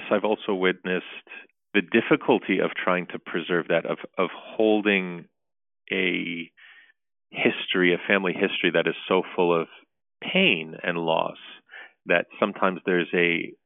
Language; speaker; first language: English; early bilingual, other home language; Turkish